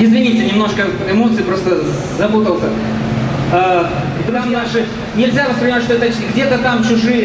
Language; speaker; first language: Russian; native; Russian